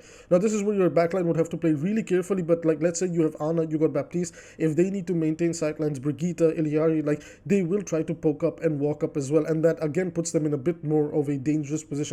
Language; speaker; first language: English; native; English